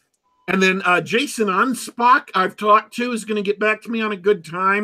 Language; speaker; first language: English; native; English